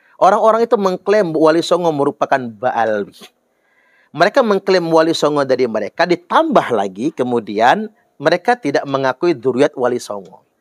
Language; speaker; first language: Indonesian; native; Indonesian